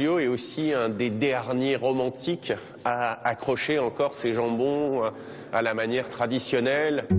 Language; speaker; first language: French; native; French